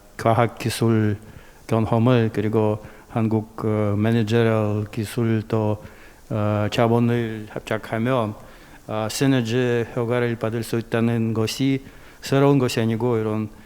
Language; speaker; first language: Korean; non-native, fluent; Russian